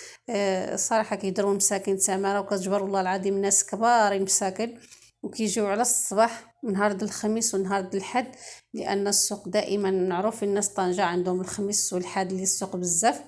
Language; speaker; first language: Arabic; native; Arabic